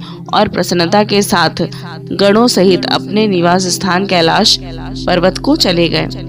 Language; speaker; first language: Hindi; native; Hindi